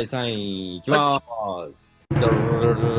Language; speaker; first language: Japanese; native; Japanese